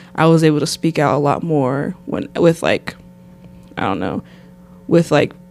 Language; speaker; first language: English; native; English